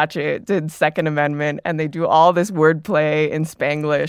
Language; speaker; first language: English; native; English